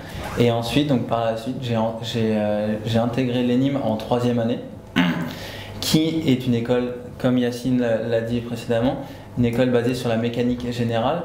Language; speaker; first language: French; native; French